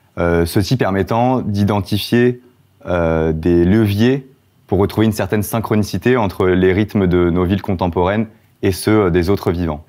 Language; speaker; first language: French; native; French